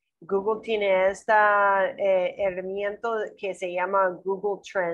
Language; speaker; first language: Spanish; non-native, learner; English